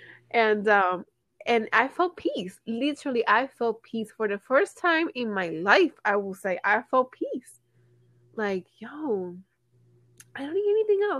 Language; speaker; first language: English; non-native, local second language; Spanish